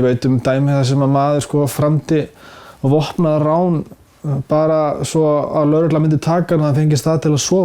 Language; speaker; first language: Icelandic; native; Icelandic